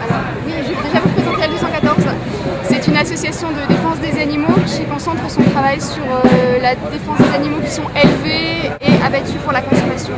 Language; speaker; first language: French; native; French